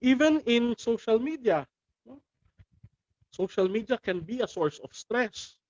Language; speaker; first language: English; non-native, local second language; Filipino